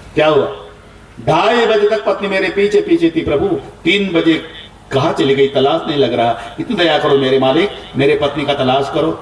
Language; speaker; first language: Hindi; non-native, local second language; Marathi